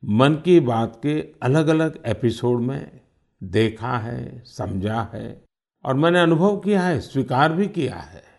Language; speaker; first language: Hindi; native; Hindi